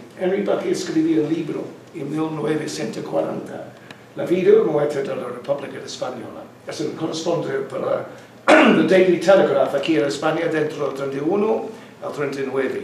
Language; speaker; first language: Spanish; non-native, learner; English